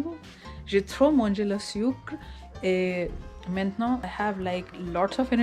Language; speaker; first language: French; non-native, learner; Hindi